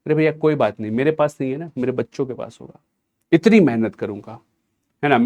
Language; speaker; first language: Hindi; non-native, local second language; Gujarati